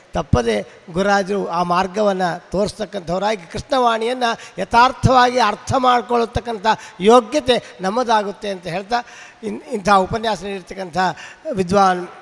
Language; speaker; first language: Kannada; native; Kannada